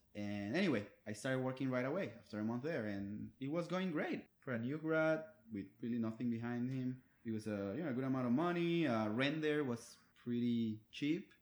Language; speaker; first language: English; non-native, fluent; Spanish